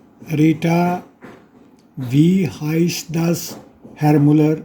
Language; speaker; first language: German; non-native, fluent; Urdu